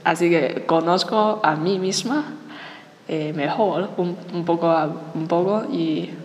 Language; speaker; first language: Spanish; non-native, learner; Chinese